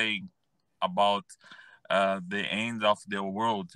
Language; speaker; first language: English; non-native, learner; Portuguese